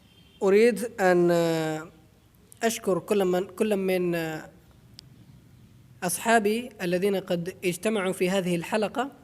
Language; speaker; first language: Arabic; non-native, fluent; Urdu